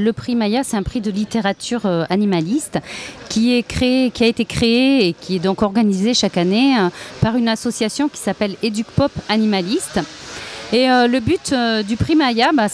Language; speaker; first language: French; native; French